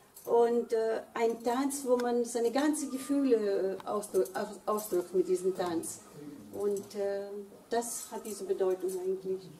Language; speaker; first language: German; early bilingual, other home language; Greek